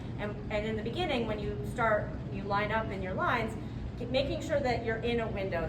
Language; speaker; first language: English; native; English